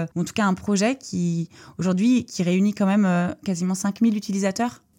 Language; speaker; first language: French; native; French